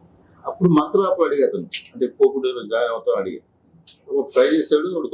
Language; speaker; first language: Telugu; native; Telugu